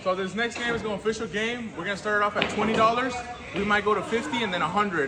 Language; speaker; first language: English; early bilingual, other home language; Spanish